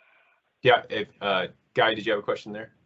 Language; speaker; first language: English; native; English